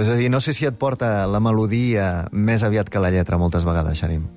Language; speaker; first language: Catalan; native; Catalan